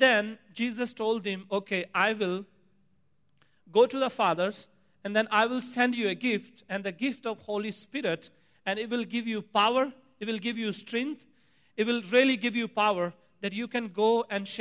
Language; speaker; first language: English; non-native, local second language; Punjabi